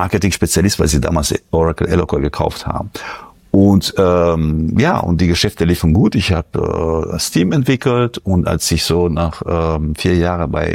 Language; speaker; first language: German; non-native, fluent; French